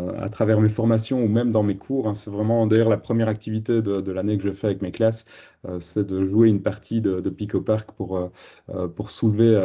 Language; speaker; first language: French; native; French